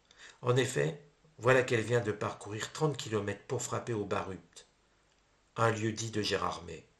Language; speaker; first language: French; native; French